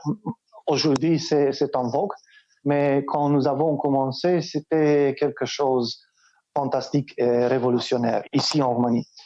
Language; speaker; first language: French; non-native, fluent; Romanian